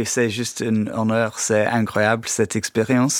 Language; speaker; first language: French; non-native, fluent; English